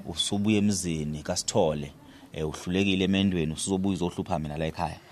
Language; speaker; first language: Zulu; native; Zulu